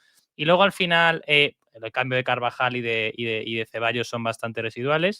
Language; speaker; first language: Spanish; native; Spanish